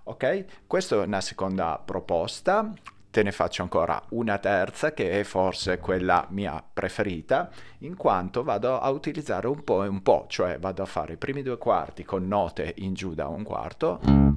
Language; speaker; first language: Italian; native; Italian